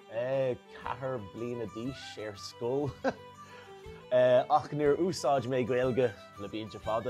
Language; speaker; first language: Irish; non-native, local second language; English